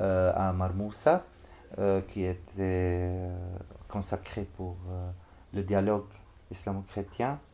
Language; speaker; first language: French; non-native, fluent; Arabic